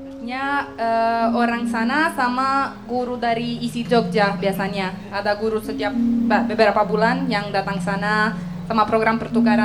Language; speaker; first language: Indonesian; non-native, fluent; Italian